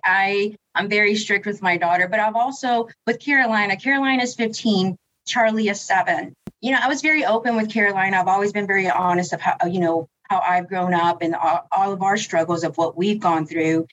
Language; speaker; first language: English; early bilingual, other home language; Spanish